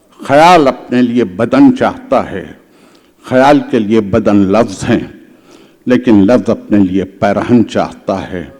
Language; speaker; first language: Urdu; native; Urdu